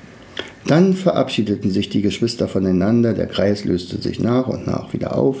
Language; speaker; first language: German; native; German